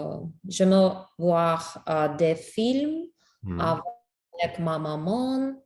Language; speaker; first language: French; non-native, learner; Spanish